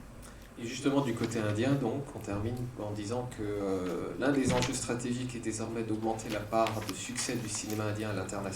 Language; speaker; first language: French; native; French